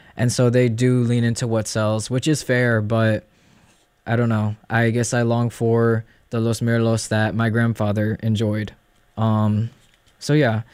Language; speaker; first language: English; early bilingual, other home language; Spanish